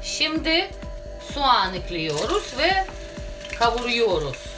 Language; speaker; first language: Turkish; non-native, learner; Russian